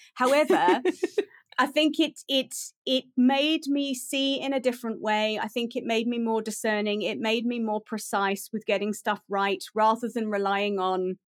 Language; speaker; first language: English; native; English